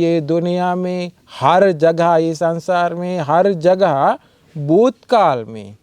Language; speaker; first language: Hindi; non-native, fluent; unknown